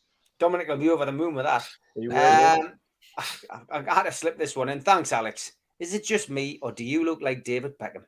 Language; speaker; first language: English; native; English